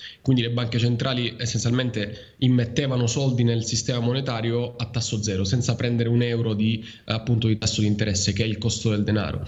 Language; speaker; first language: Italian; native; Italian